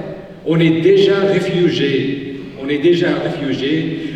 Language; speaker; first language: French; non-native, fluent; Arabic